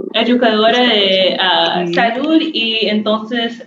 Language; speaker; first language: Spanish; non-native, learner; English